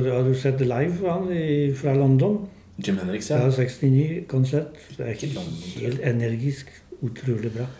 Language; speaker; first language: Norwegian; non-native, fluent; Polish